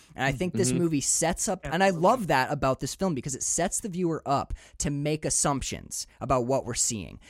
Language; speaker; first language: English; native; English